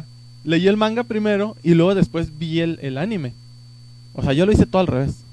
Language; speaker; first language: Spanish; native; Spanish